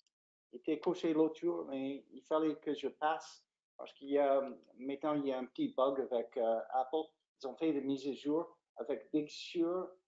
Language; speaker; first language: French; non-native, fluent; English